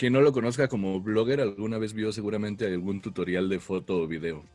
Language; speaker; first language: Spanish; native; Spanish